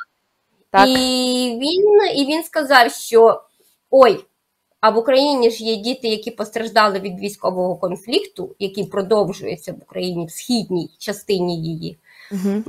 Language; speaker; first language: Ukrainian; native; Ukrainian